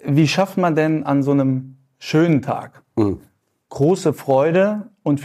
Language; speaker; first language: German; native; German